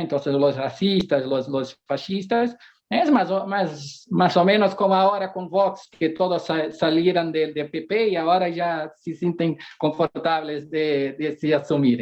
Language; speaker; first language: Spanish; non-native, fluent; Portuguese